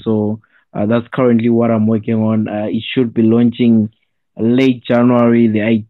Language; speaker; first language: English; non-native, local second language; Shona